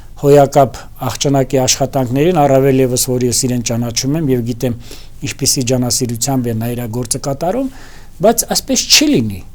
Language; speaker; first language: Armenian; native; Armenian